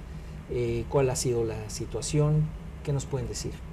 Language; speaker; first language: Spanish; native; Spanish